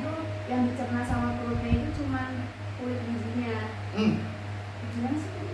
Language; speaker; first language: Indonesian; native; Indonesian